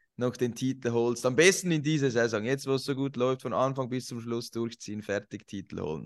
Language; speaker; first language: German; native; German